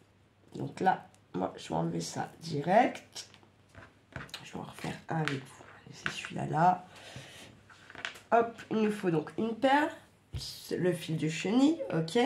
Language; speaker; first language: French; native; French